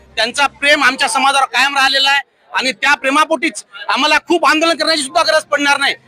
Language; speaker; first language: Marathi; non-native, local second language; Lambadi